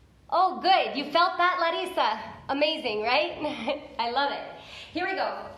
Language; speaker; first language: English; native; English